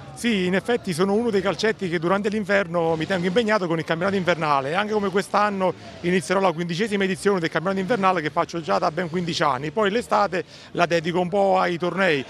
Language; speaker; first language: Italian; native; Italian